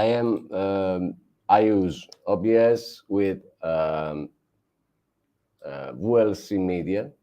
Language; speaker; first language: English; non-native, learner; Italian